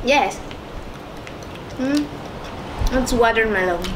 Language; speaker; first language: English; non-native, fluent; Spanish